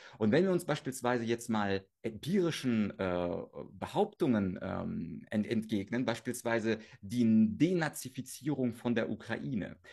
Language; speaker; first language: German; early bilingual, other home language; Russian